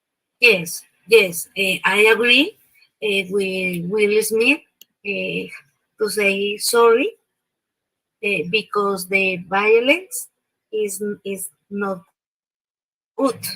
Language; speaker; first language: English; non-native, learner; Spanish